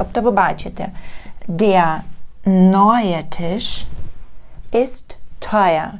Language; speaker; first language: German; non-native, fluent; Ukrainian